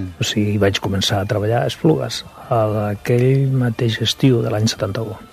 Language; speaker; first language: Catalan; non-native, local second language; Spanish